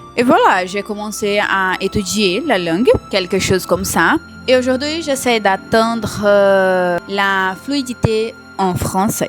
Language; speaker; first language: French; non-native, learner; Portuguese